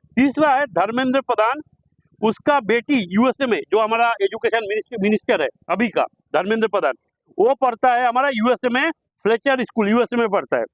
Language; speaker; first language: Hindi; non-native, local second language; Bangla